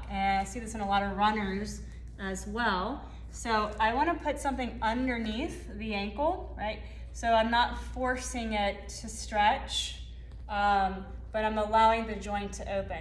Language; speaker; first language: English; native; English